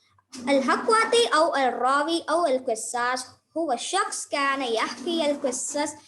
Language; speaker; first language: Arabic; non-native, learner; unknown